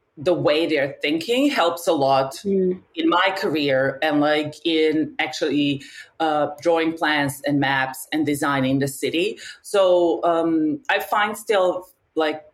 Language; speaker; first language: English; non-native, fluent; Serbian